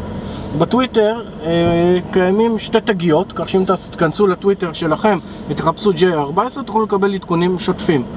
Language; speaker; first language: Hebrew; native; Hebrew